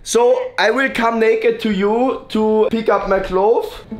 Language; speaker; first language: English; non-native, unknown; German